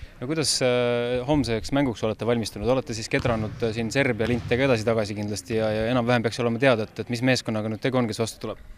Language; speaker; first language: Estonian; native; Estonian